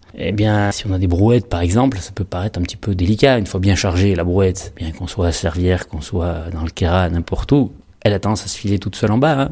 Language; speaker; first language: French; native; French